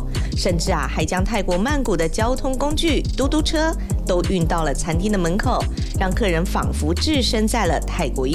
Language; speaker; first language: Chinese; native; Chinese